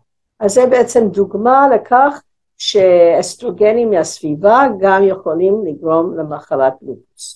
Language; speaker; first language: Hebrew; non-native, fluent; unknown